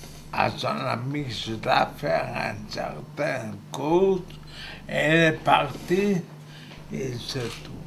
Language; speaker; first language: French; non-native, fluent; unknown